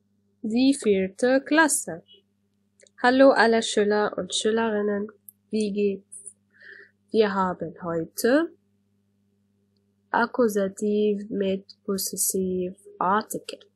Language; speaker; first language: German; non-native, fluent; Arabic